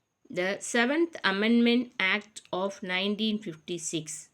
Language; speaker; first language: English; non-native, local second language; Tamil